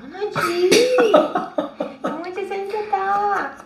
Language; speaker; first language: Korean; non-native, learner; Ukrainian